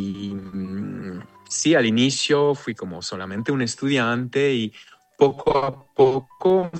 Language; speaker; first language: Spanish; non-native, fluent; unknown